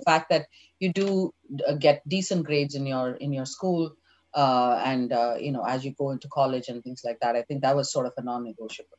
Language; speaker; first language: English; non-native, local second language; Tamil